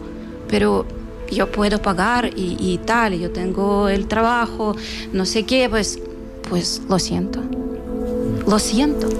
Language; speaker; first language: Spanish; non-native, fluent; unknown